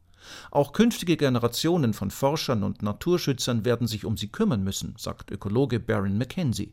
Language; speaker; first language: German; native; German